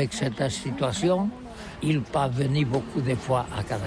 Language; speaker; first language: French; non-native, learner; Catalan